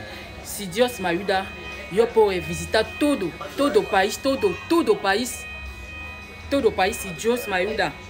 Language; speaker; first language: Spanish; non-native, learner; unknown